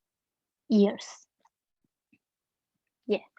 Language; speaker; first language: English; non-native, learner; Chinese